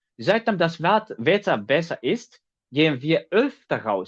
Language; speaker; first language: German; non-native, fluent; Turkish